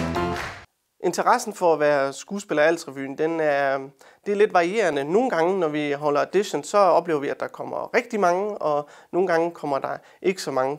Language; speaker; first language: Danish; native; Danish